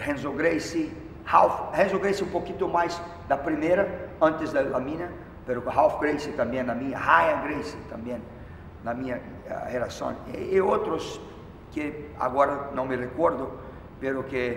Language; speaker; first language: Spanish; non-native, fluent; Portuguese